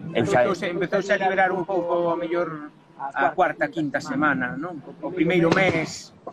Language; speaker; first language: Galician; non-native, local second language; Spanish